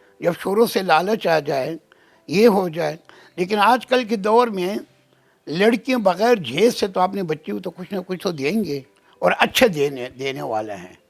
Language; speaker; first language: Urdu; non-native, local second language; Pashto